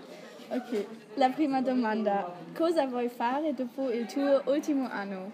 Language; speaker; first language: Italian; non-native, learner; German